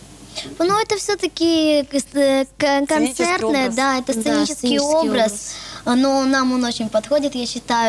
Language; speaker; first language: Russian; native; Russian